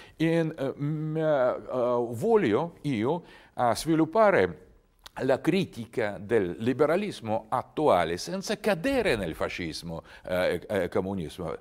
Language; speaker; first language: Italian; non-native, learner; Russian